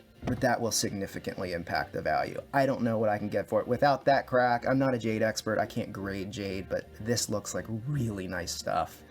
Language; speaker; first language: English; native; English